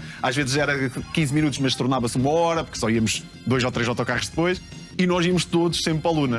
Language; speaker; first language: Portuguese; native; Portuguese